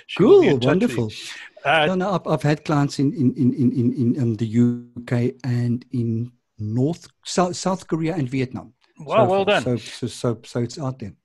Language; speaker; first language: English; non-native, local second language; Afrikaans